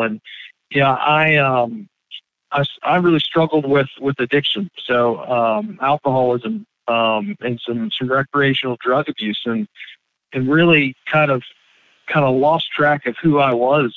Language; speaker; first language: English; native; English